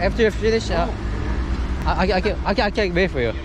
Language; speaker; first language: English; non-native, learner; Korean